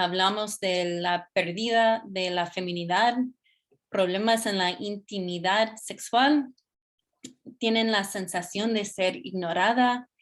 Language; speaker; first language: Spanish; non-native, fluent; English